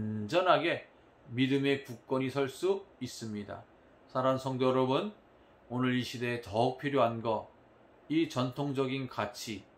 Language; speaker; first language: Korean; native; Korean